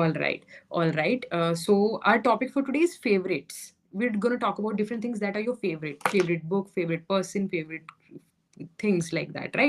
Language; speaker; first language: English; non-native, local second language; Hindi